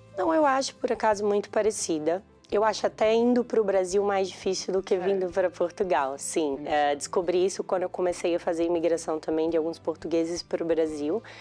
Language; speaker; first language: Portuguese; native; Portuguese